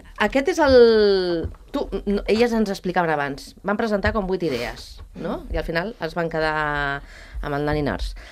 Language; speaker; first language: Catalan; native; Catalan